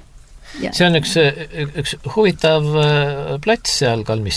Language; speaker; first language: Estonian; native; Estonian